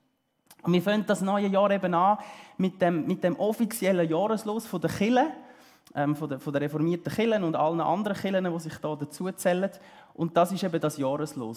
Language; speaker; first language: German; early bilingual, heritage; German